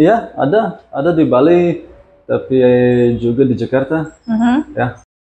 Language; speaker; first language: Indonesian; non-native, learner; Latvian